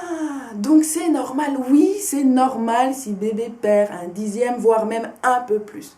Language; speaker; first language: French; native; French